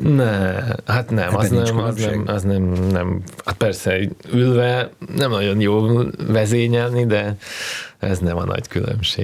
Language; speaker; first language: Hungarian; non-native, learner; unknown